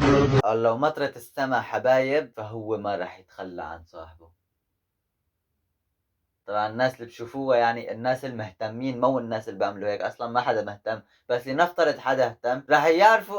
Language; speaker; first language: Arabic; native; Arabic